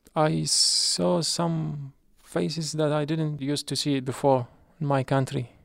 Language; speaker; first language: English; non-native, fluent; Arabic